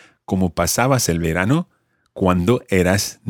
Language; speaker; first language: Spanish; non-native, fluent; English